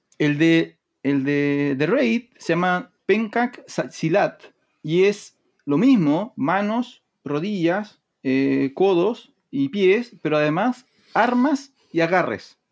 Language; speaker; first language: Spanish; native; Spanish